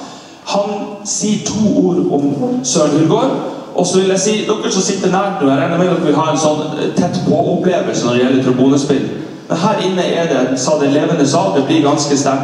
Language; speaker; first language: Norwegian; native; Norwegian